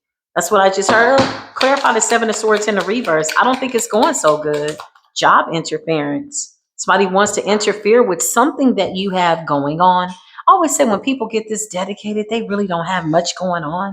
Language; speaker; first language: English; native; English